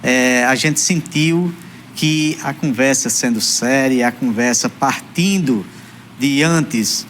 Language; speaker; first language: Portuguese; native; Portuguese